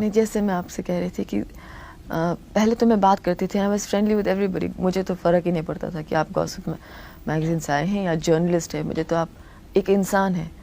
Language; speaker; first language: Hindi; non-native, local second language; Tamil